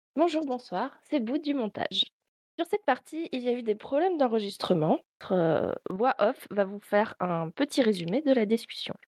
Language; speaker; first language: French; native; French